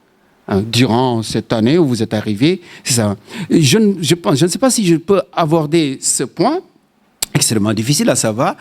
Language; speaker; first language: French; non-native, local second language; Wolof